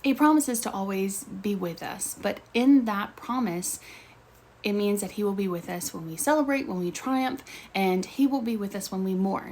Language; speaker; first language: English; native; English